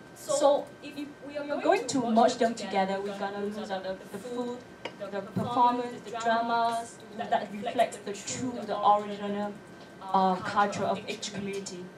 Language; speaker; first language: English; non-native, fluent; Vietnamese